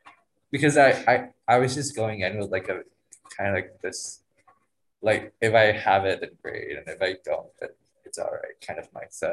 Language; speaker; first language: English; non-native, fluent; Vietnamese